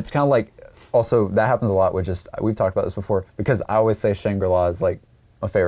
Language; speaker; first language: English; native; English